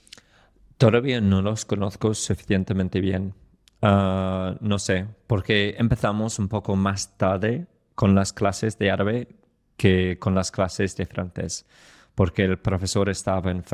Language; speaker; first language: Spanish; non-native, fluent; English